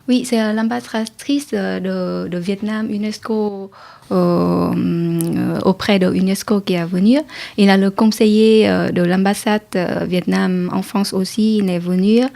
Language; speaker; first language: French; non-native, learner; Vietnamese